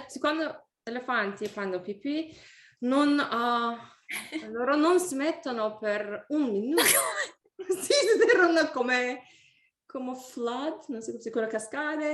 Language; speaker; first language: Italian; non-native, learner; English